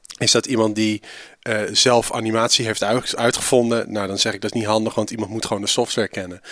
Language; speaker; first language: Dutch; native; Dutch